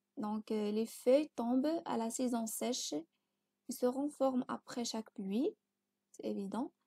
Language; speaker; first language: French; non-native, local second language; Arabic